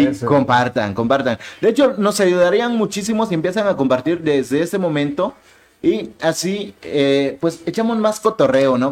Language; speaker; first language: Spanish; native; Spanish